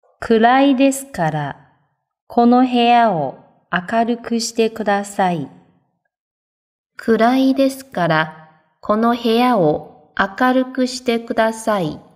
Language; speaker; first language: Japanese; non-native, fluent; Chinese